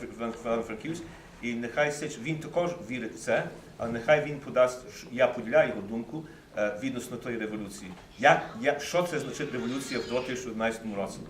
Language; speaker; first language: Ukrainian; early bilingual, heritage; Ukrainian